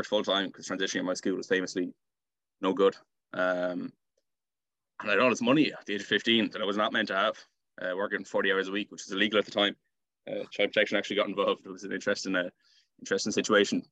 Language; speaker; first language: English; native; English